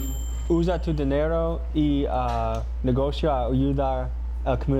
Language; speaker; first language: Spanish; non-native, learner; English